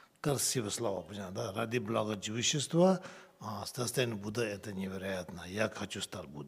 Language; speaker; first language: Russian; non-native, learner; Tibetan